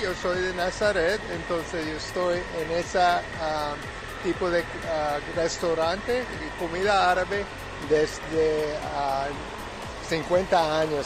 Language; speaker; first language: Spanish; non-native, fluent; Arabic